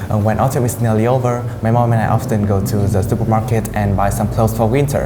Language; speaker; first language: English; non-native, fluent; Vietnamese